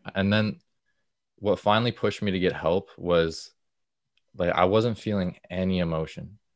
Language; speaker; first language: English; native; English